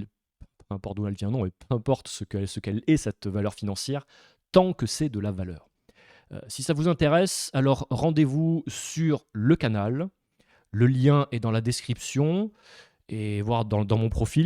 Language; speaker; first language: French; native; French